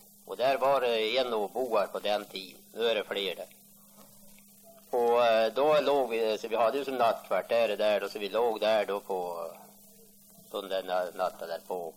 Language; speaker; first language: Swedish; native; Swedish